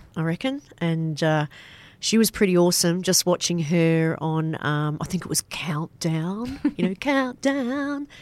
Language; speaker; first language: English; native; English